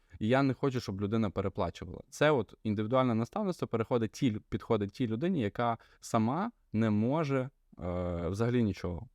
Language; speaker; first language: Ukrainian; non-native, local second language; Russian